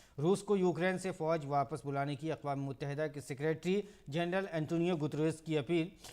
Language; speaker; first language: Urdu; native; Urdu